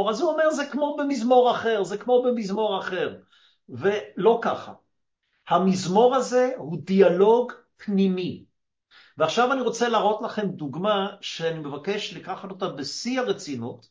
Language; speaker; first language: Hebrew; non-native, fluent; English